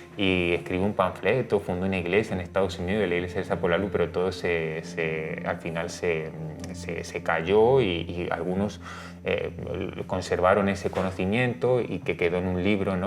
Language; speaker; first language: Spanish; native; Spanish